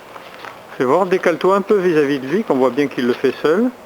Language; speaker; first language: French; native; French